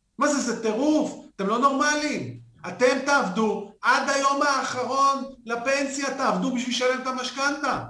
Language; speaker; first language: Hebrew; native; Hebrew